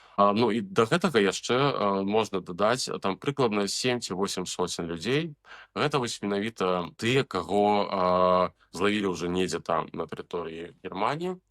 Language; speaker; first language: Belarusian; native; Belarusian